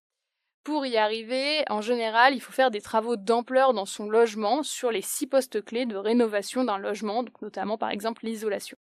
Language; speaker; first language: French; native; French